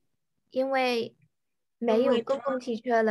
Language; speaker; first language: Chinese; non-native, learner; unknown